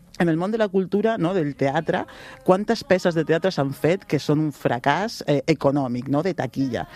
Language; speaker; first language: Catalan; non-native, local second language; Spanish